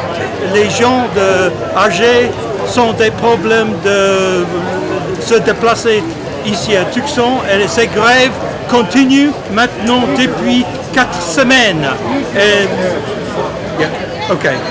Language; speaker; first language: French; non-native, fluent; English